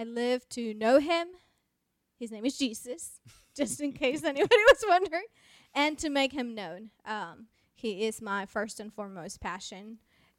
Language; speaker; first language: English; non-native, fluent; Spanish